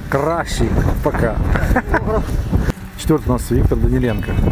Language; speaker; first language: Russian; native; Russian